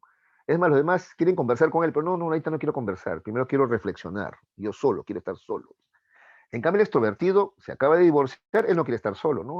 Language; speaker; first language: Spanish; native; Spanish